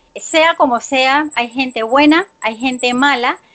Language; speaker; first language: Spanish; native; Spanish